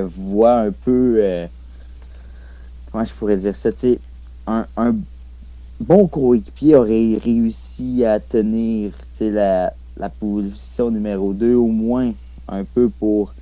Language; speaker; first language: French; native; French